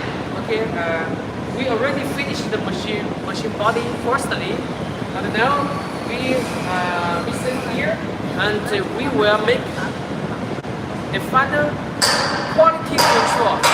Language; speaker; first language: English; non-native, learner; Chinese